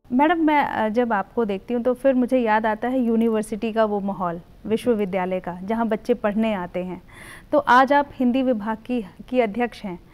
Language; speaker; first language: Hindi; native; Hindi